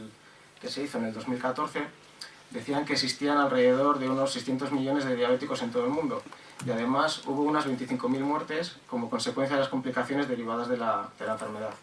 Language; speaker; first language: Spanish; native; Spanish